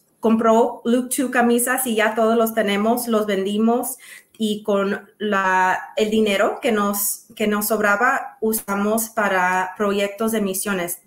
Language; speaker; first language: Spanish; early bilingual, other home language; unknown